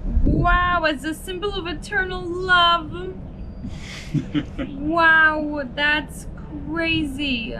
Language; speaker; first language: English; early bilingual, heritage; English